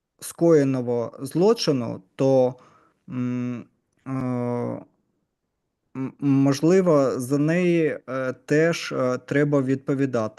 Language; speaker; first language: Ukrainian; non-native, learner; Russian